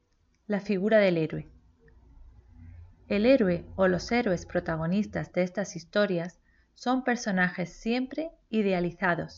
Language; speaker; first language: Spanish; native; Spanish